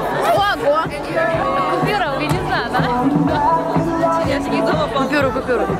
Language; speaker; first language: Russian; non-native, fluent; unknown